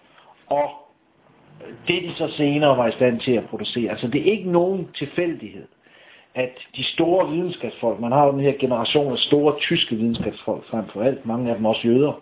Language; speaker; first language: Danish; native; Danish